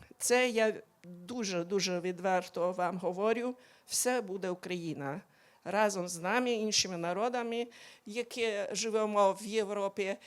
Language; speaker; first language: Ukrainian; non-native, local second language; Hungarian